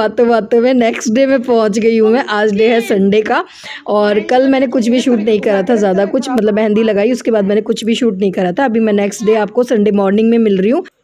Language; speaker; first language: Hindi; native; Hindi